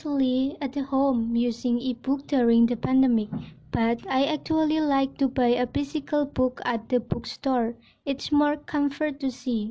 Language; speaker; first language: English; non-native, learner; Indonesian